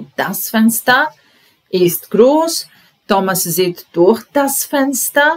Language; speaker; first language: German; non-native, fluent; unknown